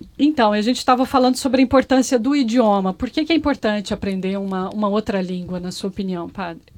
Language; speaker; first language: Portuguese; native; Portuguese